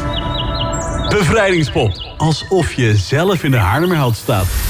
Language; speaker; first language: Dutch; native; Dutch